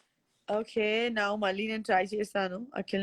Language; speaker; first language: Telugu; non-native, local second language; Gujarati